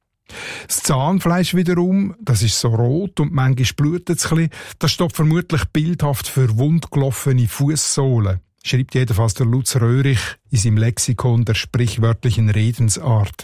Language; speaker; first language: German; native; German